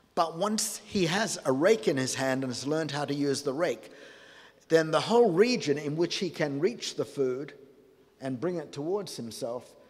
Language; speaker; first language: English; native; English